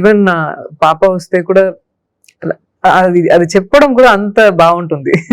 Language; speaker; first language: Telugu; non-native, local second language; Tamil